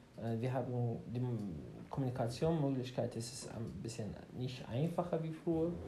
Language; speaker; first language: German; non-native, learner; Arabic